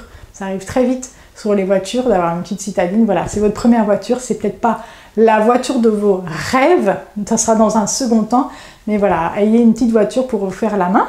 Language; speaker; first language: French; native; French